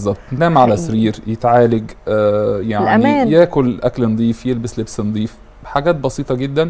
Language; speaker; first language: Arabic; native; Arabic